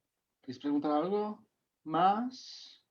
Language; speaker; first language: Spanish; non-native, fluent; Czech